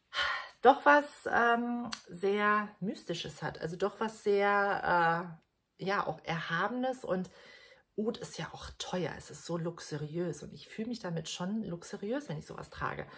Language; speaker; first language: German; native; German